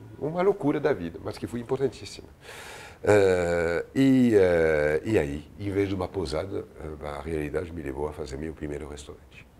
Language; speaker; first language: Portuguese; non-native, fluent; French